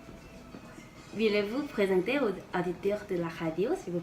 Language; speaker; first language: French; non-native, learner; Korean